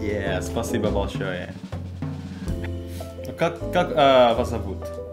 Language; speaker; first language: Russian; non-native, learner; Indonesian